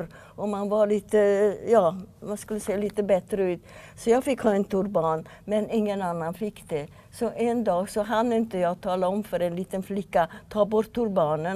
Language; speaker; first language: Swedish; non-native, fluent; Yiddish